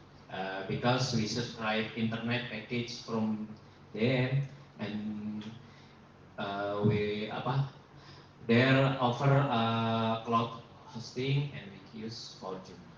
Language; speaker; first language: English; non-native, learner; Indonesian